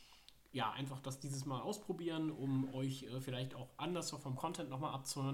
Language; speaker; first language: German; native; German